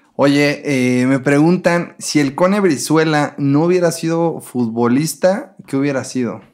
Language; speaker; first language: Spanish; native; Spanish